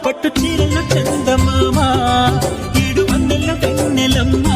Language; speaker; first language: Telugu; native; Telugu